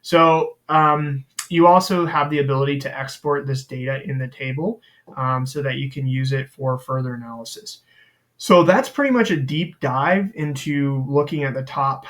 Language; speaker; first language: English; native; English